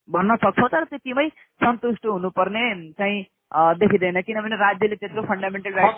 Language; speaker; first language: Nepali; non-native, local second language; Awadhi